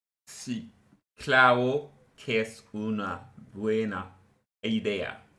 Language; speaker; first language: Spanish; non-native, learner; French